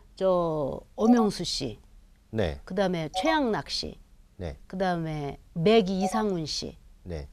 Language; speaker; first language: Korean; native; Korean